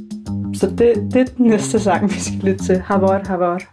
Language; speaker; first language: Danish; early bilingual, other home language; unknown